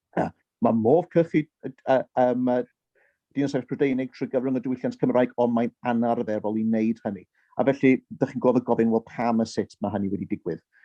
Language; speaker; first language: Welsh; early bilingual, heritage; Welsh